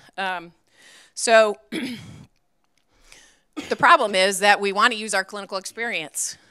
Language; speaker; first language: English; native; English